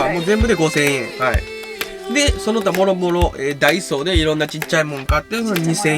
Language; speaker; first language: Japanese; native; Japanese